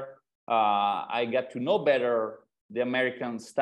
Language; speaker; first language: English; non-native, fluent; Italian